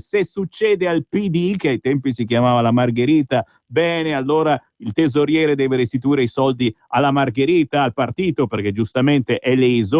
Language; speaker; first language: Italian; native; Italian